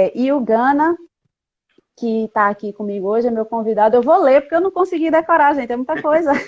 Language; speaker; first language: Portuguese; native; Portuguese